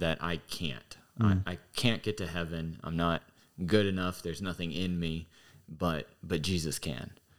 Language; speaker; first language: English; native; English